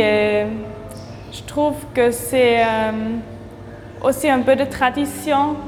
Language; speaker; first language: French; non-native, local second language; German